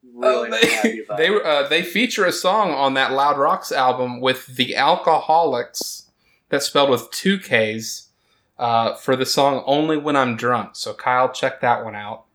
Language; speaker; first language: English; native; English